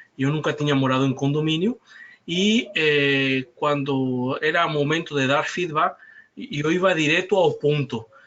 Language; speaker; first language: Portuguese; non-native, fluent; Spanish